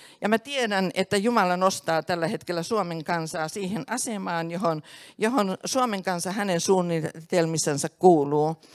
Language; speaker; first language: Finnish; native; Finnish